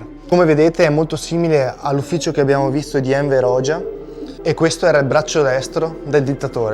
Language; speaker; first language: Italian; native; Italian